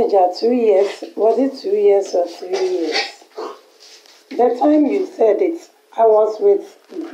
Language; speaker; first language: English; non-native, local second language; Akan